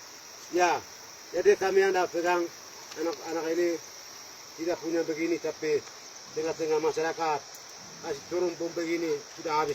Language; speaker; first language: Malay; non-native, local second language; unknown